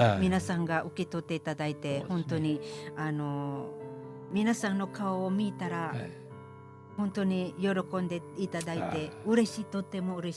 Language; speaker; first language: Japanese; non-native, fluent; Filipino